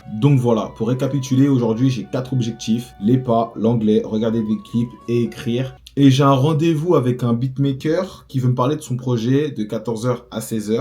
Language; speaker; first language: French; native; French